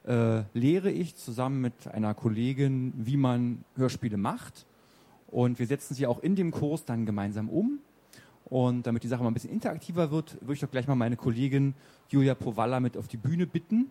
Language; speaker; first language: German; native; German